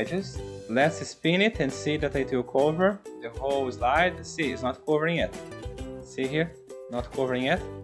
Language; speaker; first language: English; non-native, fluent; Portuguese